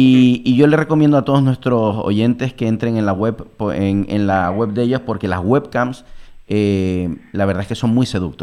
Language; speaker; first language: Spanish; native; Spanish